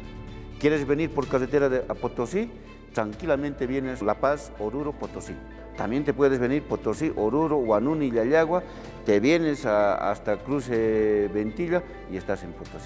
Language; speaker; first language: Spanish; native; Spanish